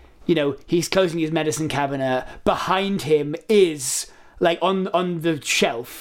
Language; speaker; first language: English; native; English